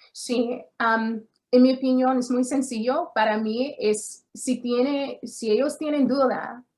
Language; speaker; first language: Spanish; early bilingual, other home language; English